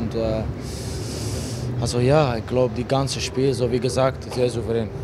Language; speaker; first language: German; non-native, fluent; Dutch